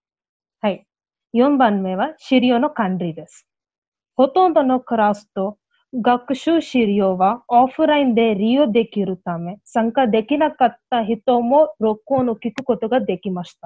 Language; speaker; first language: Japanese; non-native, learner; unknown